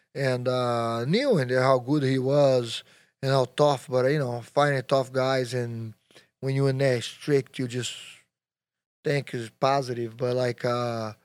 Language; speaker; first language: English; non-native, learner; Portuguese